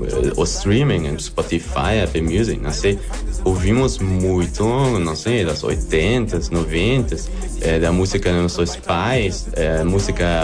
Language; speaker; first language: Portuguese; non-native, learner; German